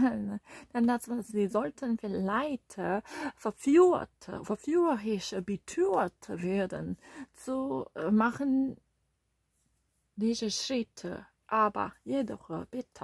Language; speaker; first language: German; non-native, learner; Korean